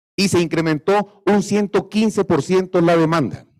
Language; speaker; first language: Spanish; native; Spanish